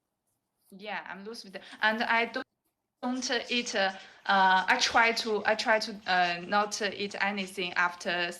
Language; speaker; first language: English; non-native, learner; Chinese